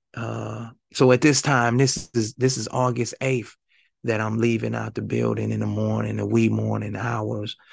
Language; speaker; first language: English; native; English